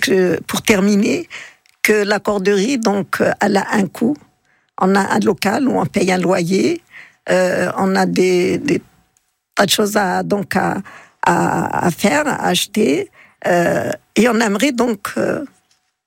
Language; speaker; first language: French; non-native, local second language; Arabic